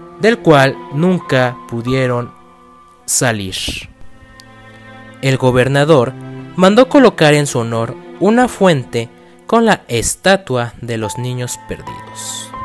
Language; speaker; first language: Spanish; native; Spanish